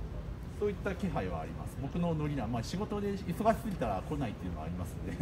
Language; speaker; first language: Japanese; native; Japanese